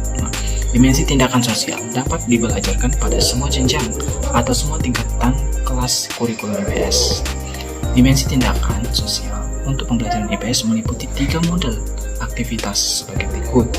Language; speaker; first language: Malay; non-native, local second language; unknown